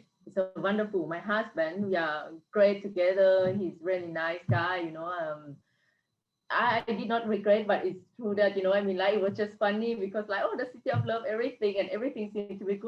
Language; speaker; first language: English; non-native, fluent; Thai